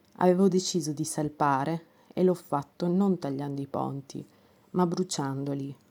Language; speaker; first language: Italian; non-native, fluent; Romanian